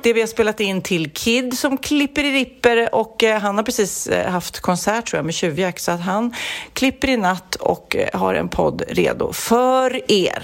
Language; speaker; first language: Swedish; native; Swedish